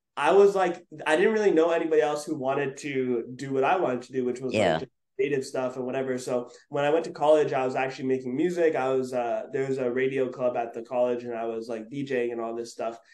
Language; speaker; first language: English; native; English